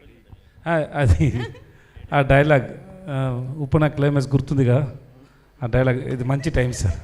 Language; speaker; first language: Telugu; non-native, learner; Tamil